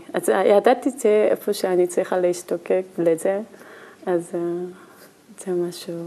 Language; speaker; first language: Hebrew; non-native, learner; Korean